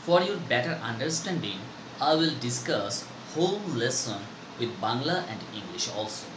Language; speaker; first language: English; non-native, local second language; Bangla